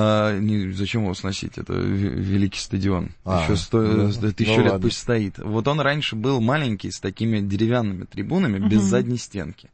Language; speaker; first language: Russian; native; Russian